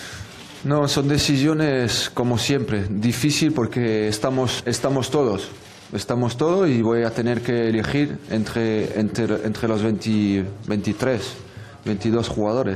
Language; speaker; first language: Spanish; non-native, fluent; French